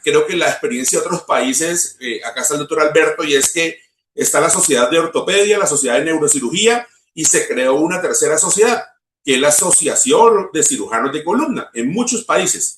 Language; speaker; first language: Spanish; native; Spanish